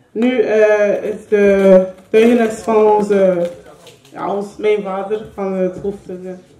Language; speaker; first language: Dutch; early bilingual, other home language; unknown